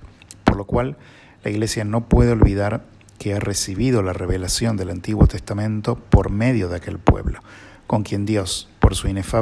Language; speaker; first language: Spanish; native; Spanish